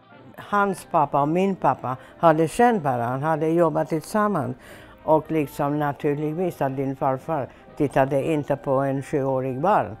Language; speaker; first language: Swedish; non-native, fluent; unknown